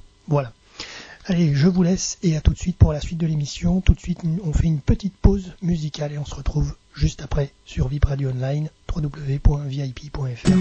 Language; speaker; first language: French; native; French